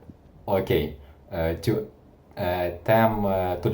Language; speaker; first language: French; non-native, learner; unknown